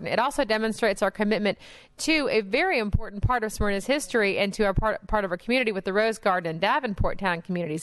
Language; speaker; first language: English; native; English